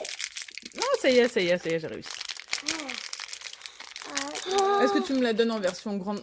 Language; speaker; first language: French; native; French